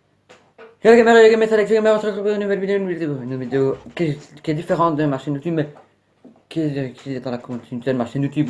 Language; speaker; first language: French; native; French